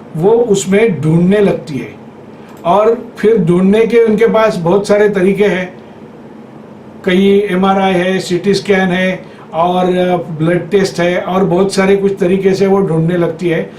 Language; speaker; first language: Hindi; non-native, local second language; Marathi